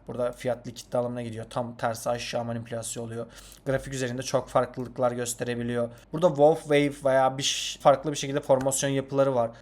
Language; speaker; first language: Turkish; non-native, fluent; Azerbaijani